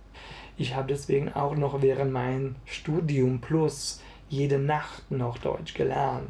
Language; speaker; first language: German; non-native, fluent; Hungarian